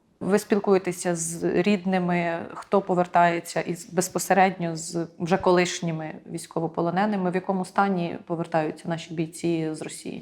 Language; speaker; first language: Ukrainian; native; Ukrainian